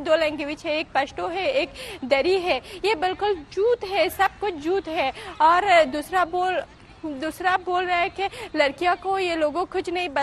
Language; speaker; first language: Hindi; non-native, fluent; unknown